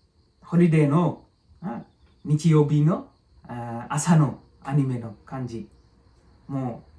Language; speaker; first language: Japanese; non-native, learner; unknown